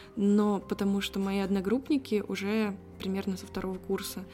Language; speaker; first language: Russian; native; Russian